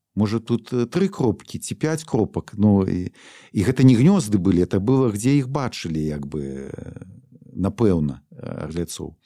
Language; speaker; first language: Belarusian; non-native, local second language; Russian